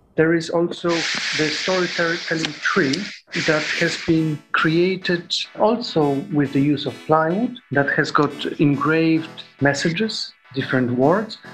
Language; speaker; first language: English; non-native, fluent; Polish